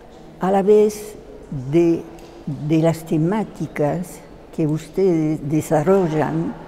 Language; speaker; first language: Spanish; non-native, fluent; French